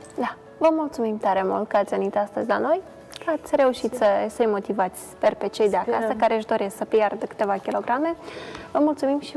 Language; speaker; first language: Romanian; native; Romanian